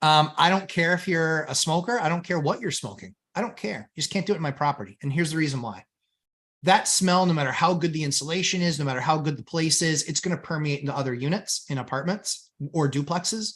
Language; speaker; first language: English; native; English